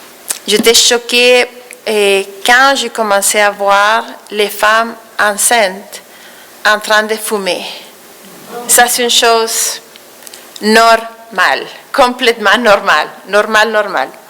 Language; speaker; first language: French; non-native, fluent; Spanish